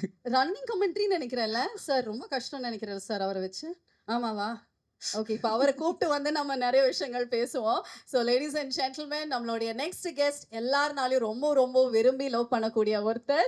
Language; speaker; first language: Tamil; native; Tamil